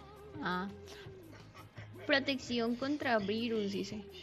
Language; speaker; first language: Spanish; native; Spanish